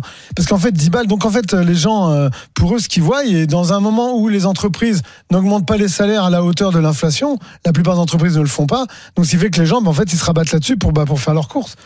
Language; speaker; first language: French; native; French